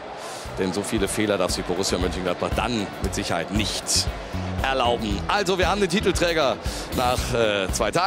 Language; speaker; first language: German; native; German